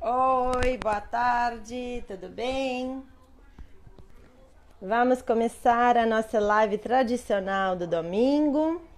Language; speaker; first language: Portuguese; non-native, fluent; Russian